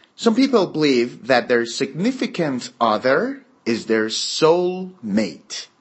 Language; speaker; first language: English; non-native, fluent; Persian